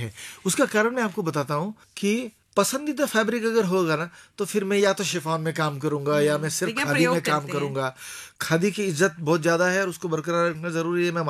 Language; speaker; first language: Hindi; non-native, local second language; Marathi